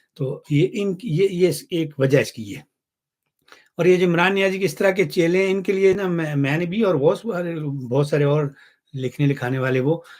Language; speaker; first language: Urdu; non-native, local second language; Punjabi